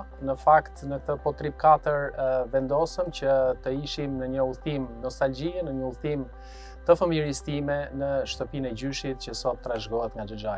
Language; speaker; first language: Albanian; native; Albanian